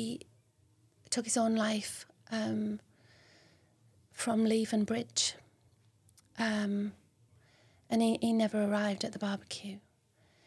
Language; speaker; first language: English; native; English